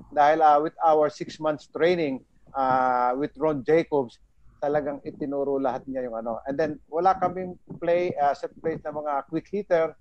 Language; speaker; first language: Filipino; native; Filipino